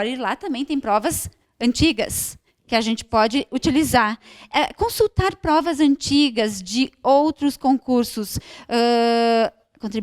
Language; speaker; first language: Portuguese; native; Portuguese